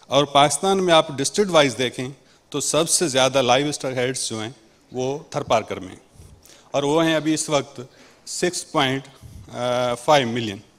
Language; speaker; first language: Urdu; non-native, local second language; Sindhi